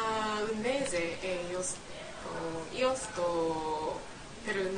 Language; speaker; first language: Italian; non-native, learner; Japanese